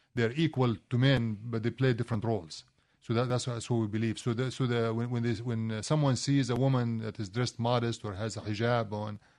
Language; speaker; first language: English; non-native, fluent; Arabic